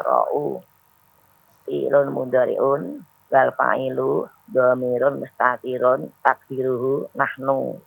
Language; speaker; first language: Arabic; non-native, learner; Indonesian